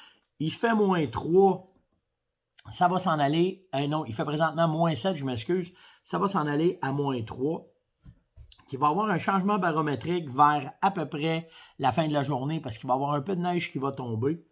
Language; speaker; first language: French; native; French